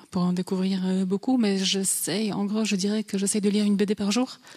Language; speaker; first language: French; non-native, fluent; Polish